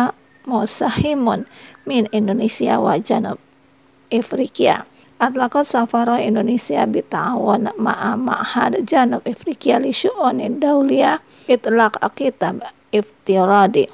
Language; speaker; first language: Arabic; non-native, fluent; Indonesian